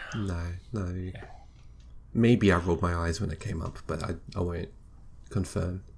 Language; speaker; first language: English; native; English